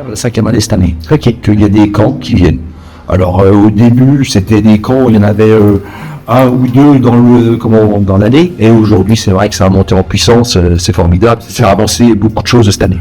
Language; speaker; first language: French; native; French